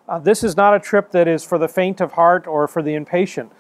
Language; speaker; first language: English; native; English